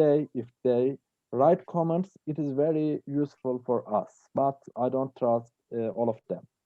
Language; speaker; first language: English; non-native, learner; Turkish